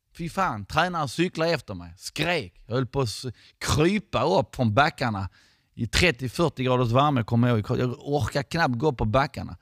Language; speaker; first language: Swedish; non-native, fluent; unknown